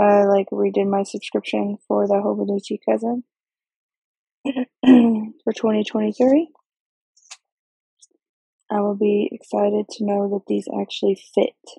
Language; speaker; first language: English; native; English